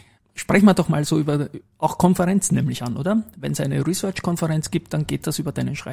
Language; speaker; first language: German; native; German